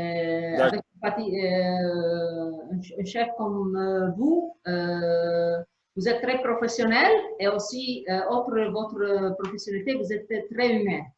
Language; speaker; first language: French; non-native, fluent; Arabic